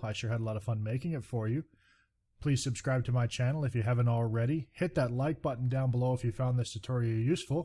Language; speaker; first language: English; native; English